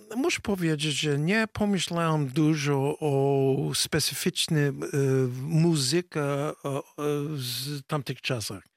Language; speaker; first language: Polish; non-native, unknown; English